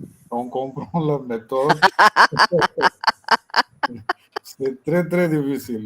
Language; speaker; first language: French; non-native, learner; Tamil